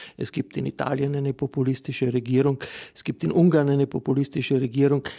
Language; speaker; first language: German; native; German